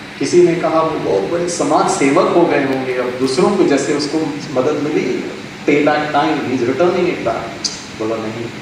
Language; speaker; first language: Hindi; non-native, local second language; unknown